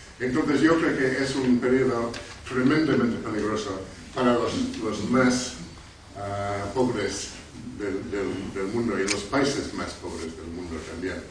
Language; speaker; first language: Spanish; non-native, fluent; English